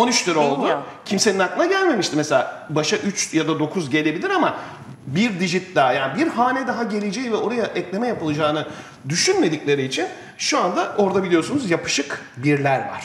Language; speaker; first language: Turkish; native; Turkish